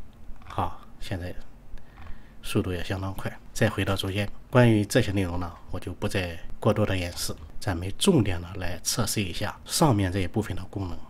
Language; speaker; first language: Chinese; native; Chinese